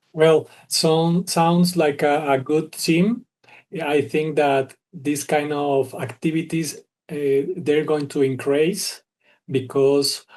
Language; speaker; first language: English; non-native, learner; Spanish